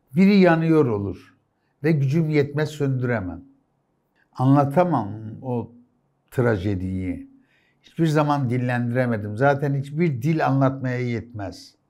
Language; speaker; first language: Turkish; native; Turkish